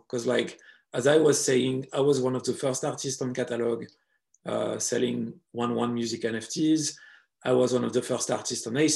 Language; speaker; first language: English; non-native, fluent; French